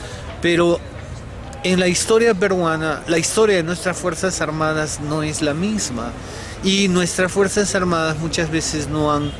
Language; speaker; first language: Spanish; native; Spanish